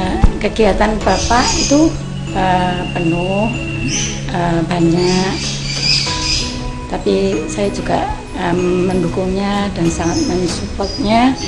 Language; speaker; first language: Indonesian; non-native, local second language; Javanese